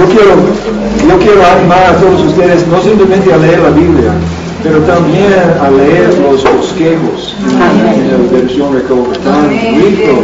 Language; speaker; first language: Spanish; non-native, learner; English